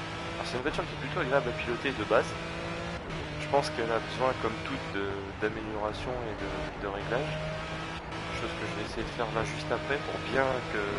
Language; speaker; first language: French; native; French